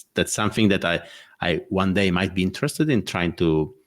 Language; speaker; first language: English; non-native, fluent; Italian